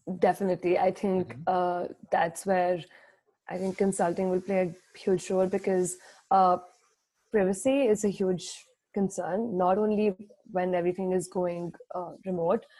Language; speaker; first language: English; non-native, local second language; Hindi